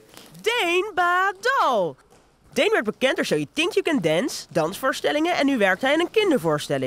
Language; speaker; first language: Dutch; native; Dutch